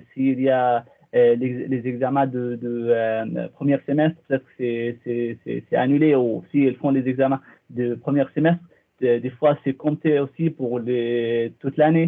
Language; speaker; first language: French; non-native, fluent; Arabic